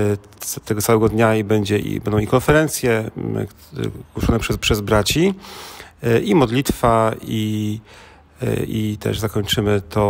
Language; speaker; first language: Polish; native; Polish